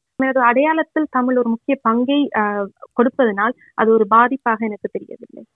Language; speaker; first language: Tamil; early bilingual, heritage; Tamil